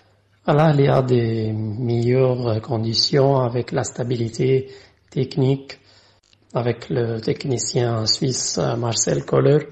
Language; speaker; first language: French; non-native, fluent; Arabic